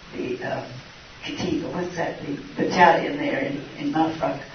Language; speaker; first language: English; native; English